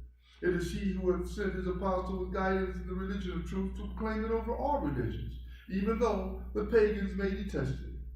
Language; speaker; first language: English; native; English